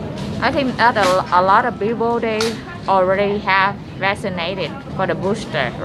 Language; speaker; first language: English; non-native, learner; Vietnamese